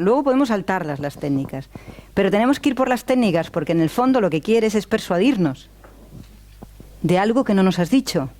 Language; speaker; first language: Spanish; native; Spanish